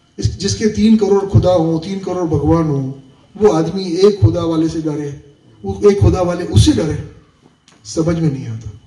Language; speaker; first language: Urdu; non-native, local second language; Memoni